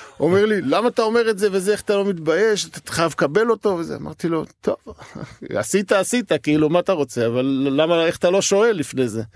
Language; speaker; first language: Hebrew; native; Hebrew